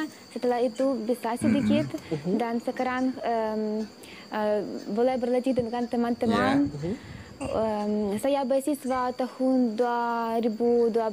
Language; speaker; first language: Indonesian; non-native, learner; Uzbek